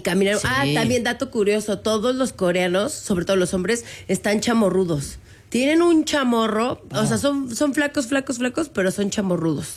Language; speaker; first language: Spanish; native; Spanish